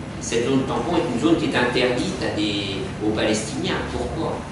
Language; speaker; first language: French; native; French